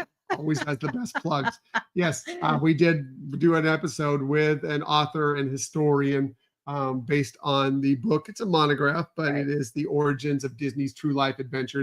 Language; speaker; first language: English; native; English